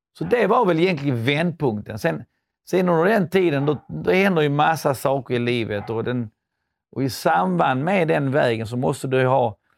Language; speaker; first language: Swedish; early bilingual, other home language; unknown